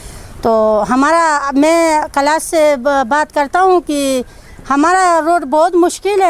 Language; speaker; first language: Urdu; non-native, local second language; Khowar